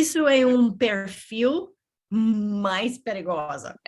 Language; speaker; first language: Portuguese; non-native, learner; English